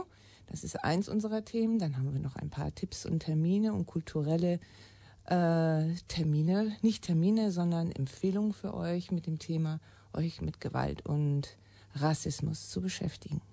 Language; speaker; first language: German; native; German